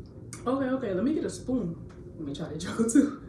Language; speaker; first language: English; native; English